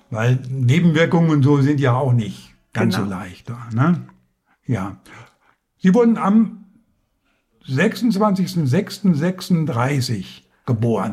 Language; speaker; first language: German; native; German